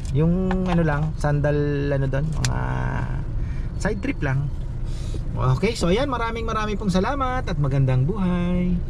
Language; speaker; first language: Filipino; non-native, local second language; Bikol